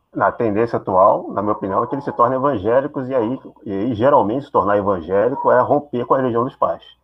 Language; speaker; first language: Portuguese; native; Portuguese